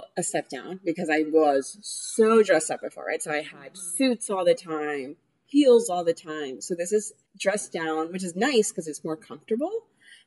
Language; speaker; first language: English; early bilingual, other home language; Spanish